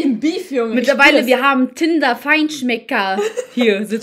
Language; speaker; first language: German; early bilingual, other home language; Albanian